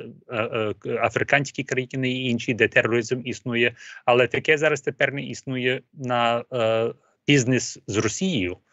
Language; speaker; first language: Ukrainian; early bilingual, heritage; Ukrainian